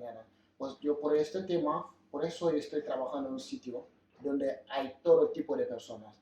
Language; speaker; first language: Spanish; non-native, fluent; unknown